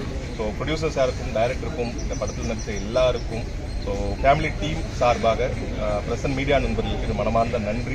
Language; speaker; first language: Tamil; native; Tamil